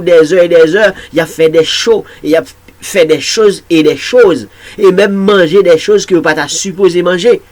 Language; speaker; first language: French; non-native, local second language; Haitian Creole